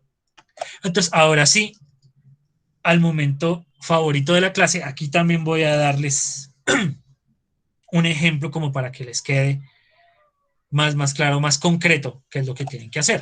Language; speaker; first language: Spanish; native; Spanish